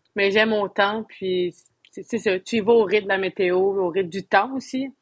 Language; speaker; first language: French; native; French